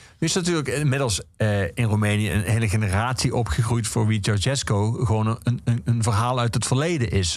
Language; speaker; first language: Dutch; native; Dutch